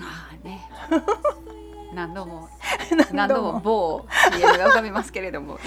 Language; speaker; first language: Japanese; native; Japanese